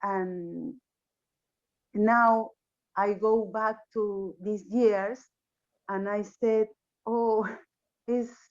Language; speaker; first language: English; non-native, learner; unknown